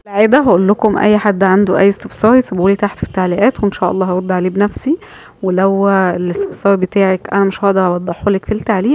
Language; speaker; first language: Arabic; native; Arabic